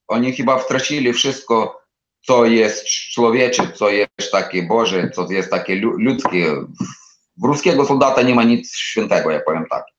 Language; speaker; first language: Polish; non-native, learner; Ukrainian